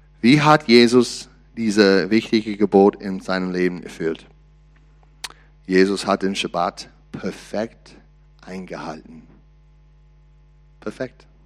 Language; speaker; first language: German; non-native, learner; English